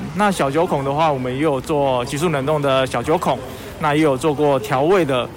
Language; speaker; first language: Chinese; native; Chinese